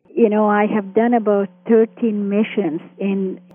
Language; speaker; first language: English; early bilingual, other home language; Hungarian